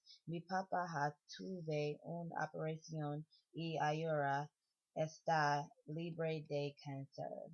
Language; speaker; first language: Spanish; non-native, learner; English